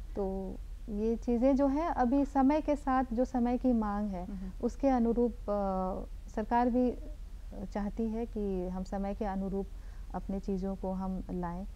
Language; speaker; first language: Hindi; native; Hindi